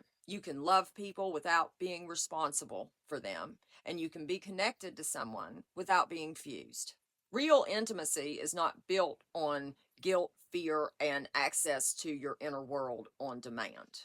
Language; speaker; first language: English; native; English